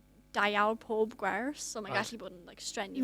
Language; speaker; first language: Welsh; non-native, local second language; English